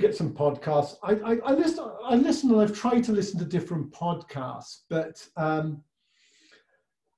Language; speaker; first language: English; native; English